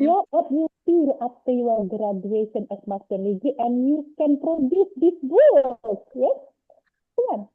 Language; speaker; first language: English; non-native, learner; Indonesian